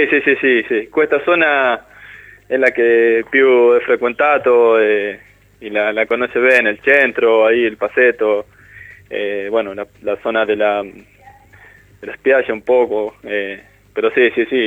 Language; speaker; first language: Italian; non-native, learner; Spanish